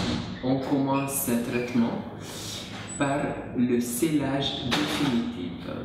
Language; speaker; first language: French; non-native, learner; Hungarian